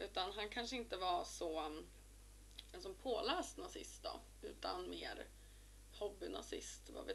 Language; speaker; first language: Swedish; native; Swedish